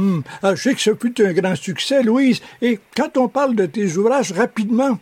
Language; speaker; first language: French; native; French